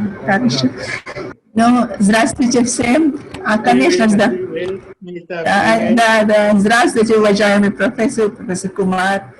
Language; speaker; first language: Russian; non-native, fluent; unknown